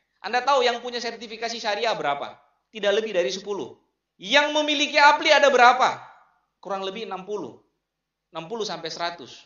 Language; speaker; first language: Indonesian; native; Indonesian